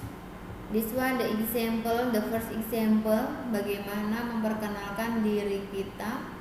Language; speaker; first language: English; non-native, fluent; Indonesian